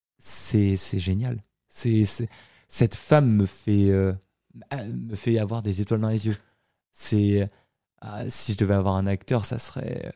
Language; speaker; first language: French; early bilingual, other home language; Arabic